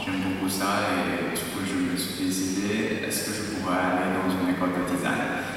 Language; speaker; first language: French; non-native, learner; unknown